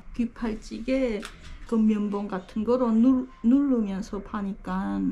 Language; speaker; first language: Korean; early bilingual, heritage; Korean